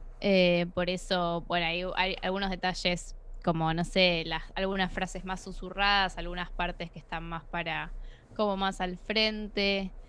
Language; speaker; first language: Spanish; native; Spanish